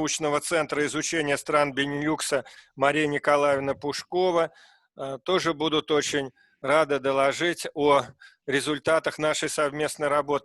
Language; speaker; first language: Russian; native; Russian